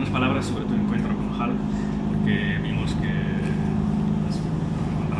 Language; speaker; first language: Spanish; non-native, learner; Russian